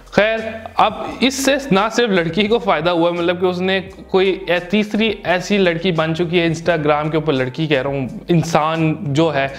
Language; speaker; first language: Urdu; native; Urdu